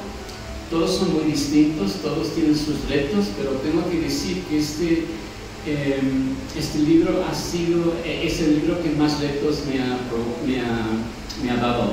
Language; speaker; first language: Spanish; non-native, fluent; English